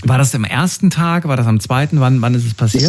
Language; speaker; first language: German; native; German